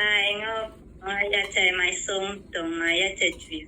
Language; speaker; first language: Cantonese; non-native, learner; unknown